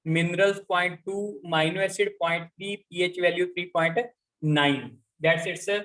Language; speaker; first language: English; non-native, local second language; Punjabi